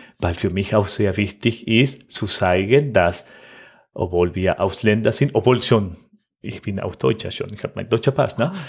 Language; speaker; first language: German; non-native, fluent; Spanish